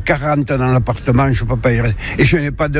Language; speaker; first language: French; native; French